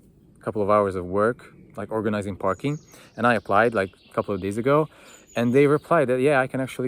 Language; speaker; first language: English; non-native, fluent; Hungarian